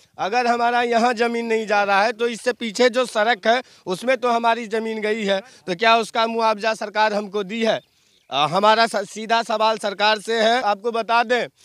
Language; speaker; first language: Hindi; native; Hindi